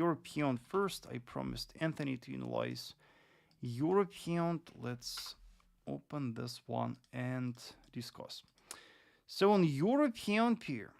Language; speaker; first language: English; non-native, fluent; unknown